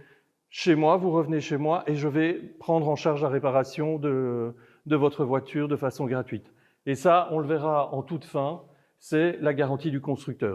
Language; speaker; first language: French; native; French